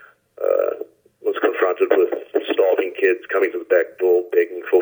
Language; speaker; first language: English; native; English